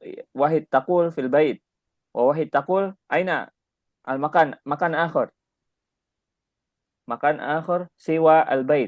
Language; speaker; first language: Arabic; non-native, fluent; Indonesian